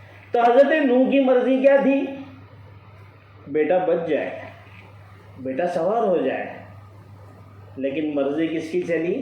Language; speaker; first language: Urdu; native; Urdu